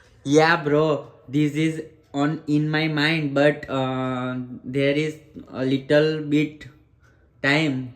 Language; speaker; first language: English; non-native, learner; Gujarati